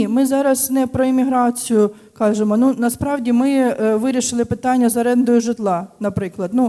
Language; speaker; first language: Ukrainian; native; Ukrainian